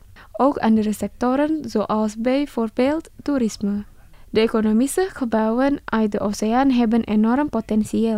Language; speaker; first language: Dutch; non-native, fluent; Indonesian